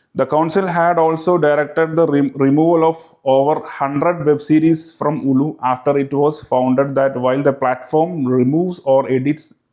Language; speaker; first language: English; non-native, local second language; Malayalam